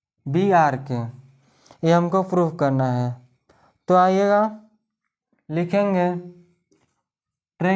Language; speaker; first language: Hindi; native; Hindi